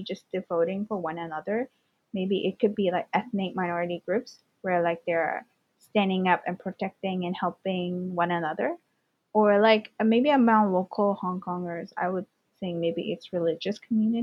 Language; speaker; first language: English; non-native, local second language; Cantonese